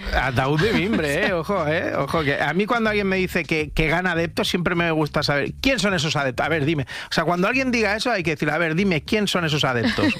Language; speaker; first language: Spanish; native; Spanish